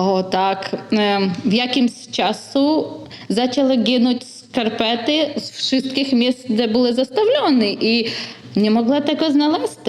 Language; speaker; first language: Polish; non-native, learner; Ukrainian